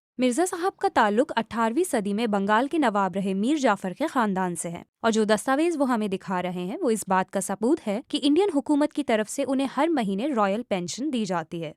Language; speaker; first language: Urdu; native; Urdu